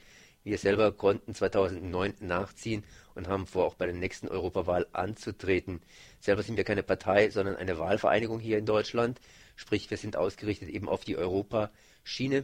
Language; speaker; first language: German; native; German